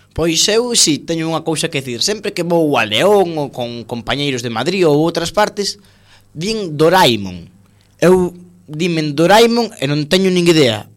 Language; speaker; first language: Galician; non-native, local second language; Spanish